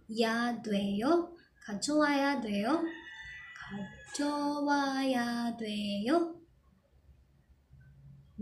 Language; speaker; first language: Korean; non-native, fluent; Filipino